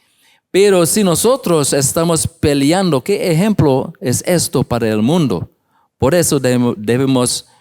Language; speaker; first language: Spanish; non-native, learner; English